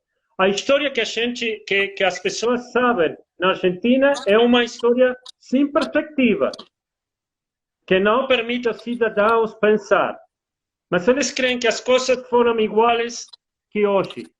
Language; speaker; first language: Portuguese; non-native, fluent; Spanish